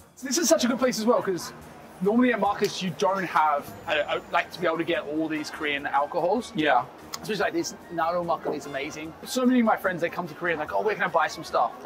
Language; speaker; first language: English; native; English